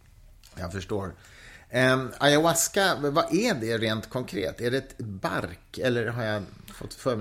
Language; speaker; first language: Swedish; native; Swedish